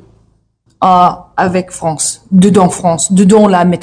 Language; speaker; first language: French; non-native, learner; English